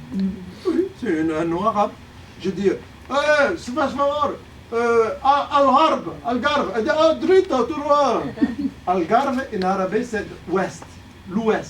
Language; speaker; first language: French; early bilingual, other home language; Arabic